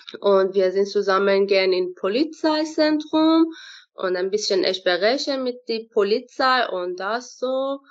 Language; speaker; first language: German; non-native, learner; Persian